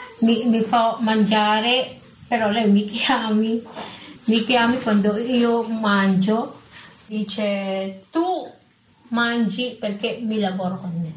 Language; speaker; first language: Italian; non-native, learner; Filipino